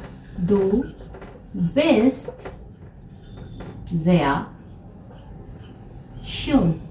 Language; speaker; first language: German; non-native, fluent; Hindi